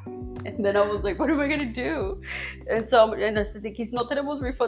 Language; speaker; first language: English; early bilingual, other home language; Spanish